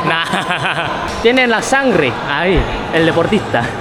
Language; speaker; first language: Spanish; non-native, fluent; Indonesian